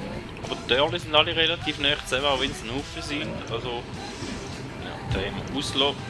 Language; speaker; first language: German; native; German